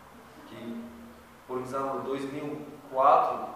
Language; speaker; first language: Portuguese; non-native, learner; Arabic